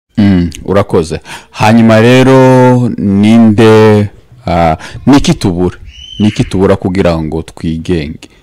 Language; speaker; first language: Kinyarwanda; native; Kinyarwanda